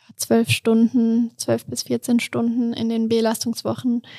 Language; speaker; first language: German; native; German